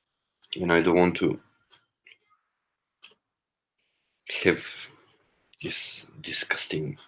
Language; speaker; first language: English; non-native, fluent; Korean